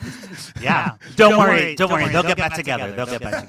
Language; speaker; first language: English; native; English